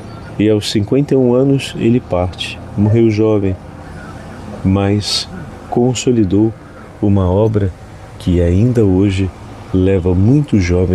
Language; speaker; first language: Portuguese; native; Portuguese